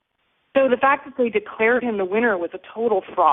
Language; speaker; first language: English; native; English